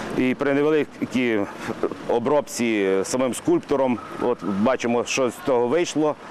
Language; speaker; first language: Ukrainian; native; Ukrainian